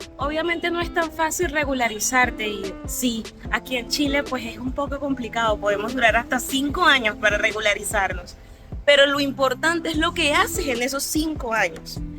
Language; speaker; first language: Spanish; native; Spanish